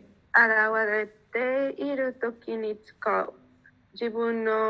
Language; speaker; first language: Japanese; non-native, learner; Spanish